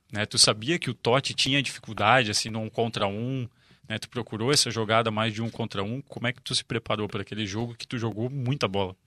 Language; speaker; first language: Portuguese; native; Portuguese